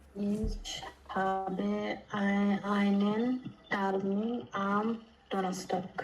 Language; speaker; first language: German; non-native, learner; Bangla